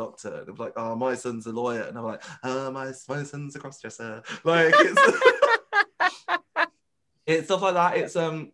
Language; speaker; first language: English; non-native, local second language; Vietnamese